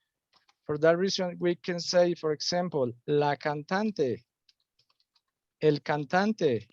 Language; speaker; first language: English; non-native, fluent; Spanish